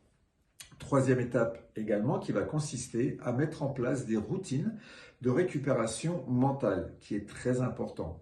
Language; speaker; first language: French; native; French